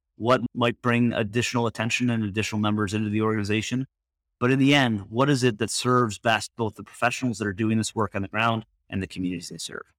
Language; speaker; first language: English; native; English